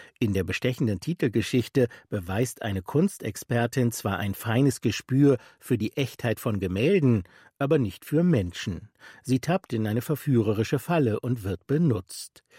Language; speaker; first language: German; native; German